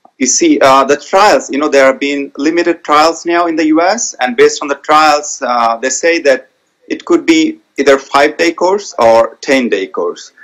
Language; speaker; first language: English; non-native, local second language; Bangla